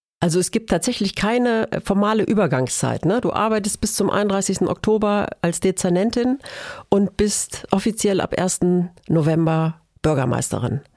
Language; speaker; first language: German; native; German